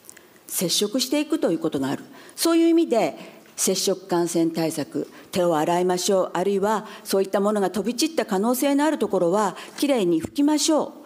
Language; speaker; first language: Japanese; native; Japanese